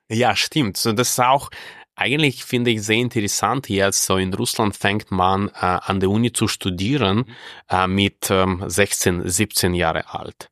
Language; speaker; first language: German; non-native, fluent; Russian